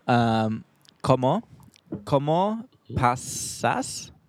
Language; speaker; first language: Spanish; non-native, learner; English